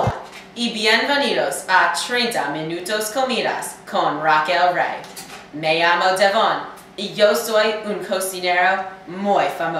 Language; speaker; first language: Spanish; non-native, learner; English